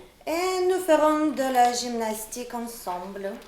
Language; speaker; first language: French; non-native, learner; Ukrainian